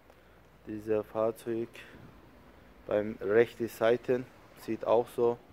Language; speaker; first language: German; non-native, learner; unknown